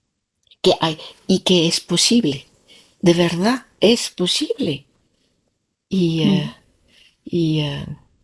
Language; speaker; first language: Spanish; non-native, learner; Danish